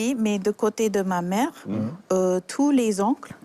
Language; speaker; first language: French; non-native, fluent; English